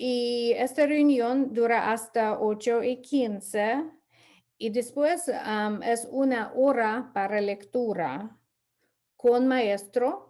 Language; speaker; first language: Spanish; non-native, fluent; English